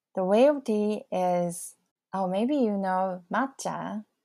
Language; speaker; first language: English; non-native, fluent; Japanese